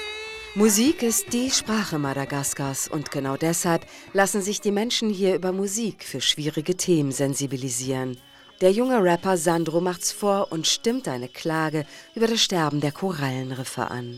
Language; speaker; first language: German; native; German